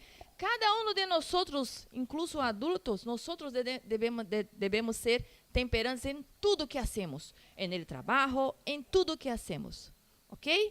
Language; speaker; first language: Portuguese; non-native, learner; Spanish